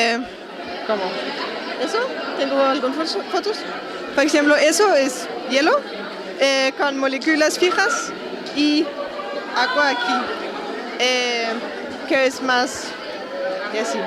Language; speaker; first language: Spanish; non-native, learner; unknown